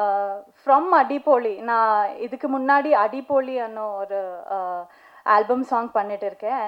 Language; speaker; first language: Tamil; non-native, learner; Kannada